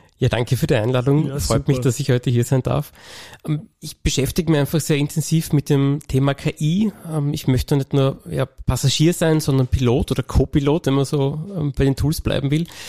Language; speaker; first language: German; native; German